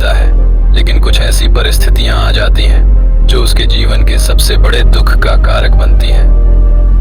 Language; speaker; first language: Hindi; native; Hindi